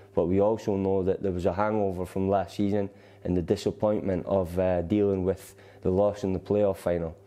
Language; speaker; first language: English; native; English